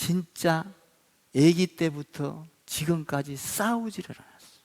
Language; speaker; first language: Korean; native; Korean